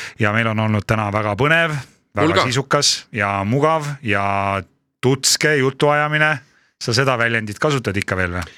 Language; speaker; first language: Estonian; native; Estonian